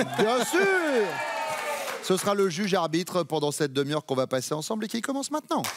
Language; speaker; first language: French; native; French